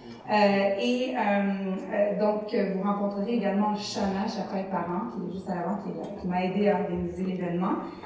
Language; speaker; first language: French; native; French